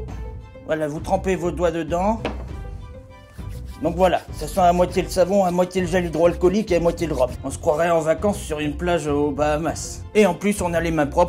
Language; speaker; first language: French; native; French